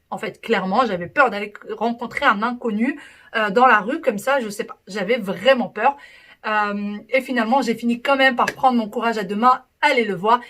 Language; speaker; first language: French; early bilingual, other home language; Arabic